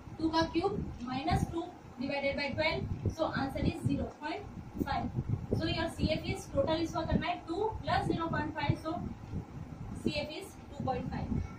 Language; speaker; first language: Hindi; non-native, local second language; Gujarati